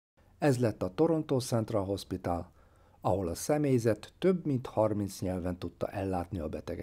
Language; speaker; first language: Hungarian; native; Hungarian